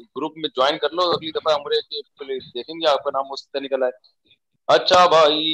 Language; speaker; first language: Urdu; native; Urdu